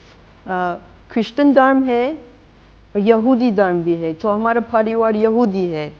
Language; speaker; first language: Hindi; non-native, fluent; English